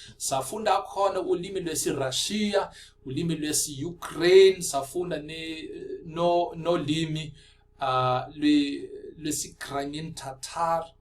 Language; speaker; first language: Zulu; non-native, local second language; Afrikaans